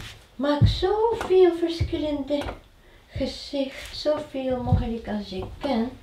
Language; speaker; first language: Dutch; non-native, fluent; Spanish